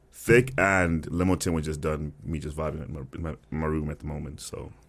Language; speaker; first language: English; non-native, local second language; Tswana